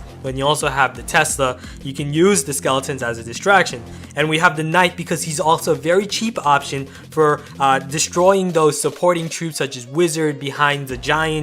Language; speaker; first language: English; native; English